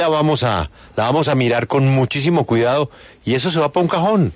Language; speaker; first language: Spanish; native; Spanish